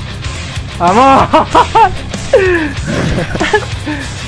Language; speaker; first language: Spanish; native; Spanish